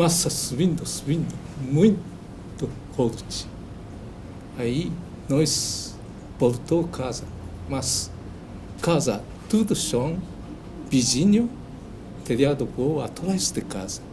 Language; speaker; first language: Portuguese; non-native, learner; Japanese